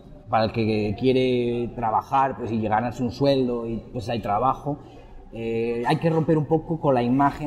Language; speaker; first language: Spanish; native; Spanish